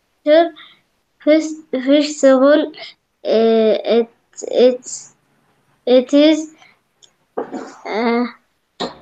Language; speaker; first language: English; non-native, learner; Arabic